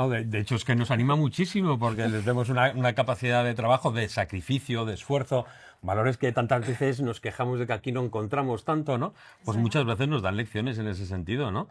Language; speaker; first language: Spanish; native; Spanish